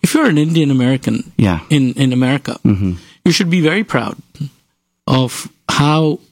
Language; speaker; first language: English; non-native, local second language; Gujarati